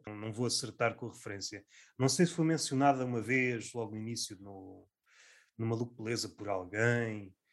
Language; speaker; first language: Portuguese; native; Portuguese